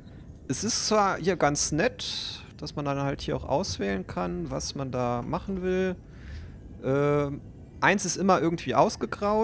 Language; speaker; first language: German; native; German